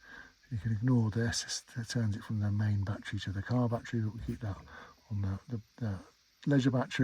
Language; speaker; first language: English; native; English